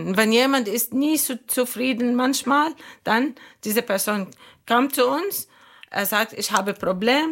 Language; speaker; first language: German; non-native, learner; Arabic